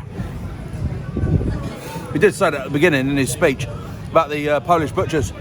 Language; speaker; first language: English; native; English